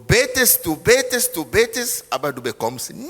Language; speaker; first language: German; non-native, fluent; Lingala